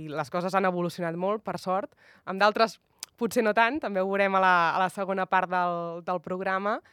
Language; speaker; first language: Catalan; native; Catalan